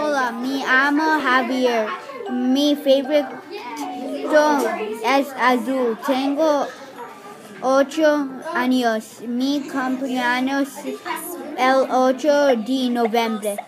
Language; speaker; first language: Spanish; non-native, learner; English